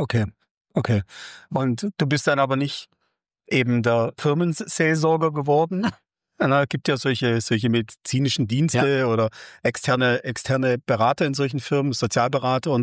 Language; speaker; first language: German; native; German